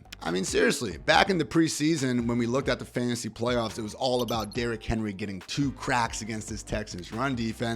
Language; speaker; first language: English; native; English